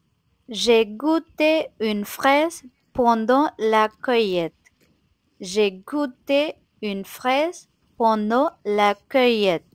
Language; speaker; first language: French; non-native, fluent; Tamil